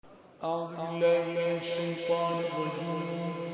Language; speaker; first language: Arabic; native; Arabic